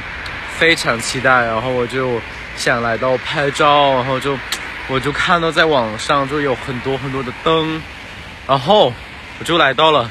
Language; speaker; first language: Chinese; non-native, fluent; Thai